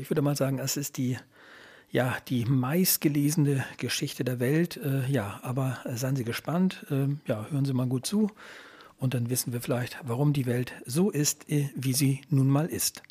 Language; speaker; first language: German; native; German